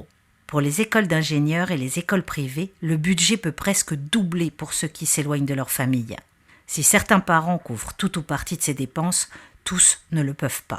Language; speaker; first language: French; native; French